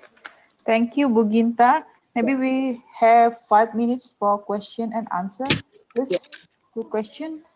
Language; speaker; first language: English; non-native, fluent; Indonesian